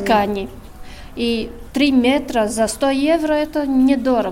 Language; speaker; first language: Russian; non-native, local second language; Latvian